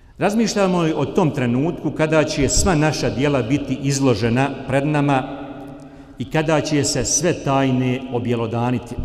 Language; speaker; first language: Bosnian; native; Bosnian